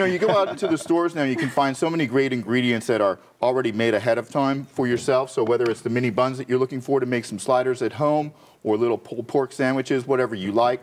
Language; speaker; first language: English; native; English